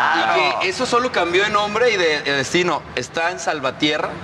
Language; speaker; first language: Spanish; native; Spanish